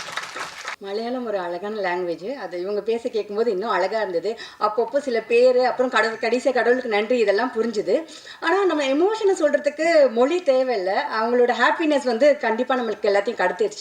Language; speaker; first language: Tamil; native; Tamil